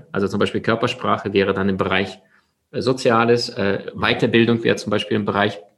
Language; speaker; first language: German; early bilingual, other home language; Russian